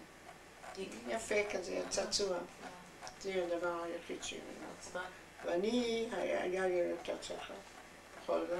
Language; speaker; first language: Hebrew; non-native, fluent; German